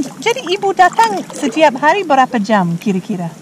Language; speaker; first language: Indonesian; non-native, fluent; English